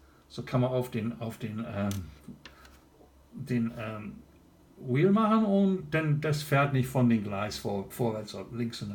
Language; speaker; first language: German; non-native, learner; English